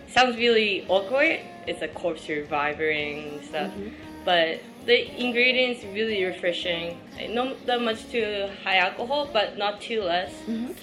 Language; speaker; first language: English; non-native, fluent; Japanese